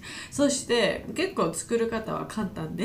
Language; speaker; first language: Japanese; non-native, learner; Georgian